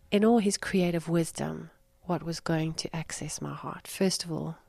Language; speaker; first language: English; native; English